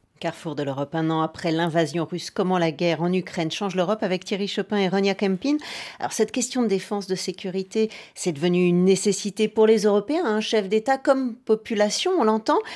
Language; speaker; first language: French; native; French